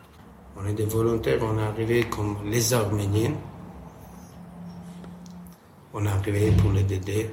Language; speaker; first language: French; non-native, learner; Armenian